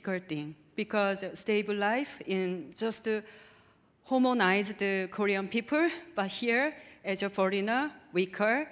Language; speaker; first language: English; non-native, learner; Korean